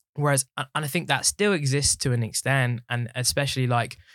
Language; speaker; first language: English; native; English